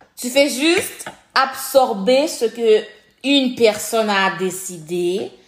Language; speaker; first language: French; native; French